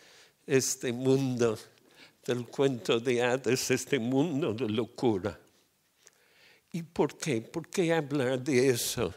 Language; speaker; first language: Spanish; non-native, fluent; English